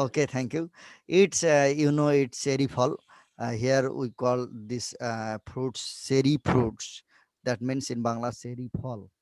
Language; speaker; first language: English; non-native, learner; Bangla